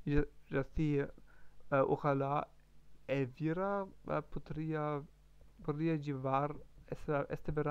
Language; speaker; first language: Spanish; non-native, learner; German